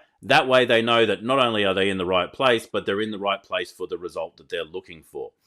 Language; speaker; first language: English; native; English